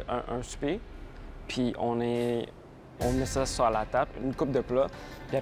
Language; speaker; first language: French; early bilingual, other home language; Khmer